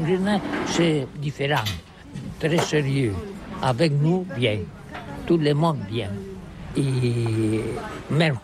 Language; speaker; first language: French; non-native, learner; Catalan